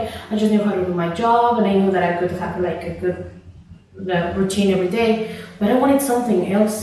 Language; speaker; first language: English; non-native, fluent; Spanish